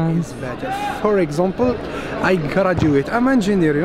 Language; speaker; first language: English; non-native, learner; Arabic